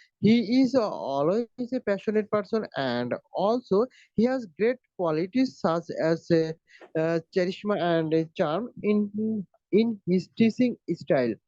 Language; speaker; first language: English; non-native, learner; Bangla